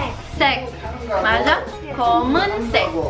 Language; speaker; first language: Korean; non-native, learner; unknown